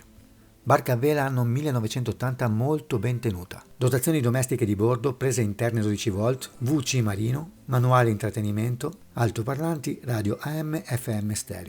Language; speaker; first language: Italian; native; Italian